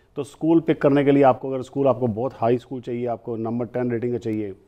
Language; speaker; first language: Hindi; native; Hindi